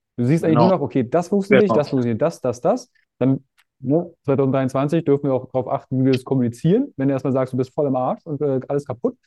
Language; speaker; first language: German; native; German